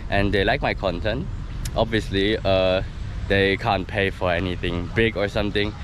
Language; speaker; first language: English; non-native, fluent; German